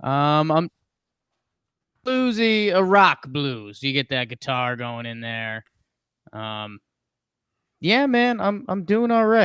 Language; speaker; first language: English; native; English